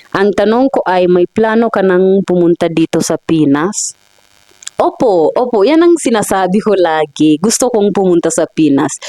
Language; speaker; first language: Filipino; non-native, fluent; Swahili